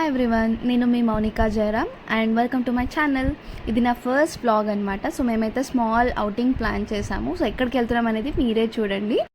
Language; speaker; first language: Telugu; non-native, local second language; Kannada